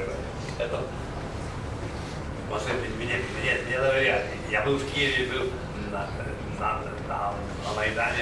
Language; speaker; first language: Russian; non-native, fluent; Polish